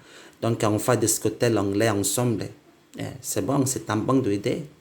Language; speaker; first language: French; non-native, learner; Indonesian